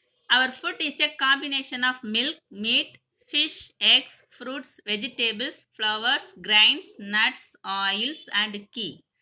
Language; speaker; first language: English; non-native, local second language; Tamil